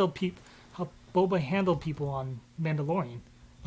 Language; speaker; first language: English; native; English